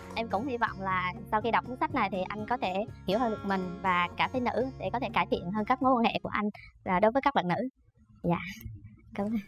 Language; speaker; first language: Vietnamese; native; Vietnamese